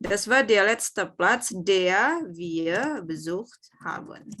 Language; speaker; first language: German; non-native, fluent; Indonesian